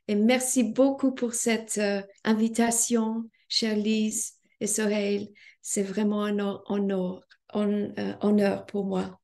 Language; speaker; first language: French; non-native, fluent; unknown